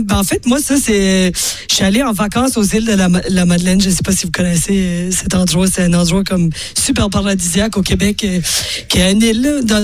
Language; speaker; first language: French; native; French